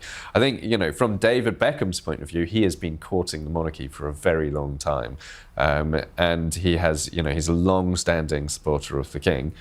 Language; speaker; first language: English; native; English